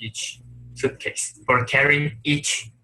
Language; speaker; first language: English; non-native, learner; Chinese